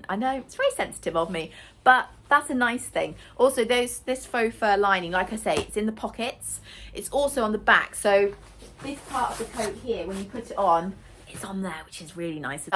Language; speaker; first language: English; native; English